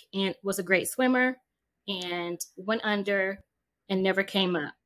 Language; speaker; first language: English; native; English